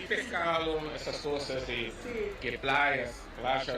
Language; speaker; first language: Spanish; non-native, learner; Portuguese